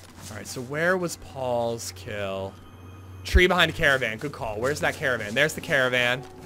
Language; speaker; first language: English; native; English